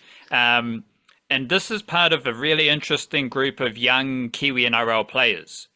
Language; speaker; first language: English; native; English